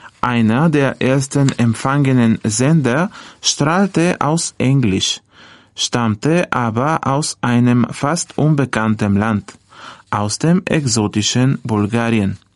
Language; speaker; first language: German; non-native, fluent; Bulgarian